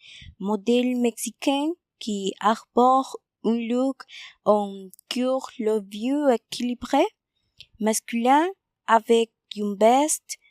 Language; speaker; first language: French; non-native, learner; Spanish